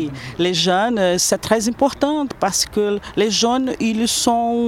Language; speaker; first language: French; non-native, learner; Portuguese